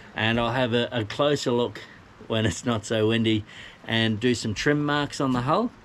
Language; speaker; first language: English; native; English